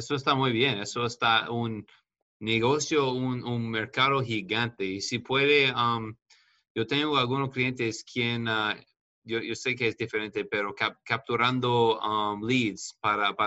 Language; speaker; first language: Spanish; non-native, fluent; English